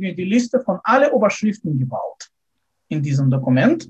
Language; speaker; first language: German; non-native, fluent; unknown